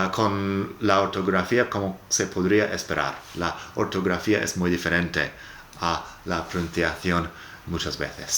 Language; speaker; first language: Spanish; non-native, fluent; English